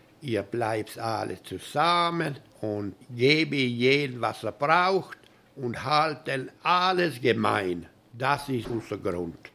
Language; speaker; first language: German; early bilingual, heritage; German